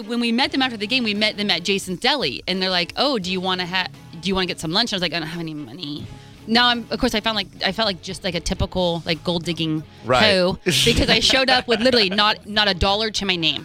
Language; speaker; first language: English; native; English